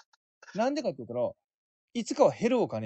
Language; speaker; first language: Japanese; native; Japanese